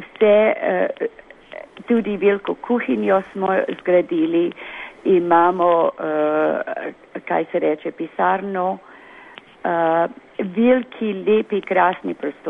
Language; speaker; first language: Slovenian; early bilingual, heritage; Slovenian